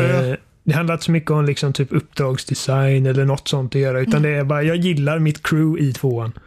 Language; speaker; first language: Swedish; native; Swedish